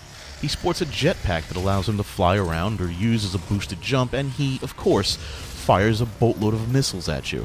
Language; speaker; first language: English; native; English